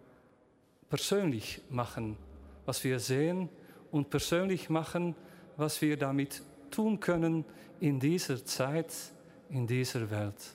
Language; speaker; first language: German; non-native, learner; Dutch